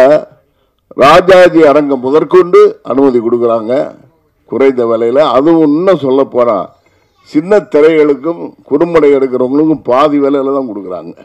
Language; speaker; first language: Tamil; native; Tamil